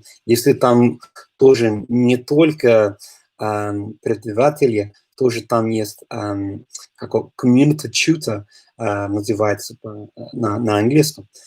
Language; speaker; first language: Russian; non-native, learner; English